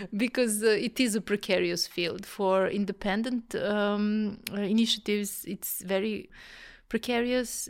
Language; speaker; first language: English; non-native, fluent; Serbian